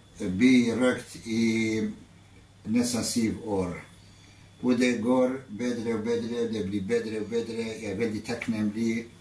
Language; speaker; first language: Norwegian; non-native, fluent; Arabic